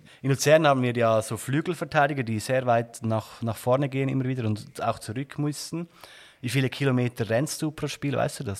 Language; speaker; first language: German; native; German